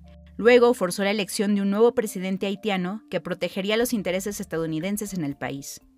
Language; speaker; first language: Spanish; native; Spanish